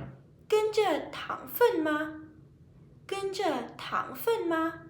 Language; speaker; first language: Chinese; non-native, fluent; Sinhala